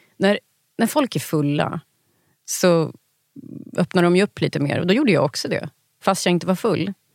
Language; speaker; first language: Swedish; native; Swedish